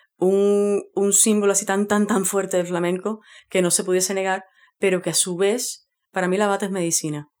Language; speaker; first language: Spanish; native; Spanish